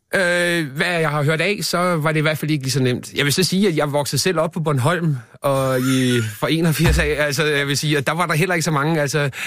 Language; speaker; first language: Danish; early bilingual, other home language; Spanish